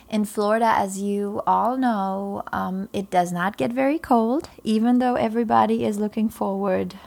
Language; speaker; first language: English; non-native, fluent; German